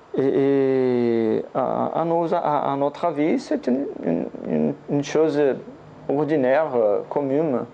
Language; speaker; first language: French; non-native, learner; Portuguese